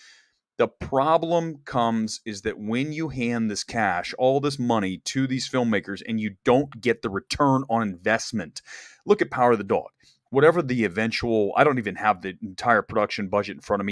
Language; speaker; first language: English; native; English